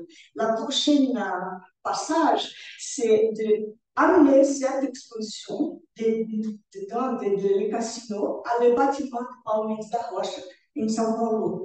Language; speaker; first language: French; non-native, learner; Portuguese